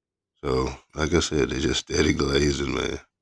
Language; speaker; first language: English; native; English